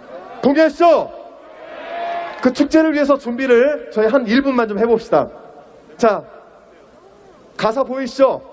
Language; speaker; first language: Korean; native; Korean